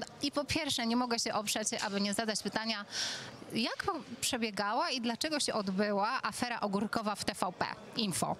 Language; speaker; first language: Polish; native; Polish